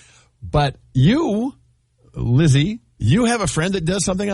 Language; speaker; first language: English; native; English